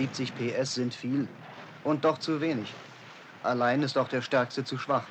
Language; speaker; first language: German; native; German